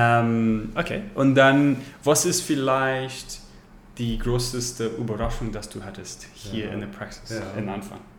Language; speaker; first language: German; non-native, learner; English